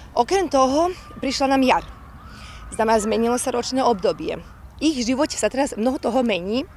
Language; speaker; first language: Slovak; early bilingual, heritage; Slovak